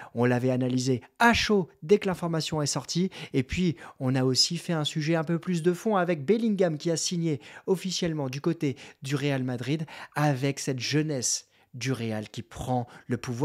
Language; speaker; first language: French; native; French